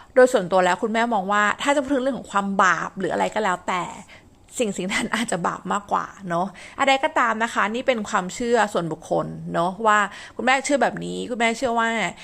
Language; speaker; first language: Thai; native; Thai